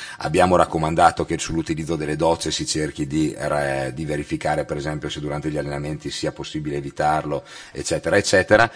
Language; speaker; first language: Italian; native; Italian